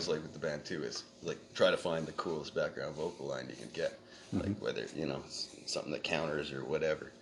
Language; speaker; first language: English; native; English